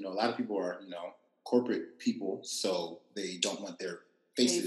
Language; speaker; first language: English; native; English